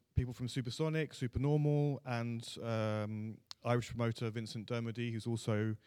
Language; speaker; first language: English; native; English